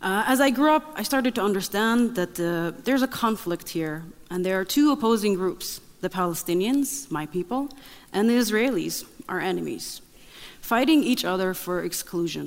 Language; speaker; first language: English; non-native, fluent; Arabic